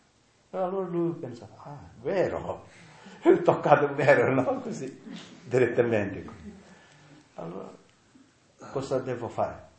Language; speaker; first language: Italian; non-native, learner; Tibetan